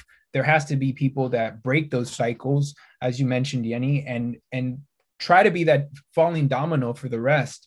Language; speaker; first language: English; native; English